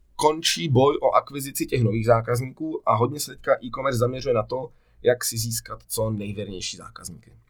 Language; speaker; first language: Czech; native; Czech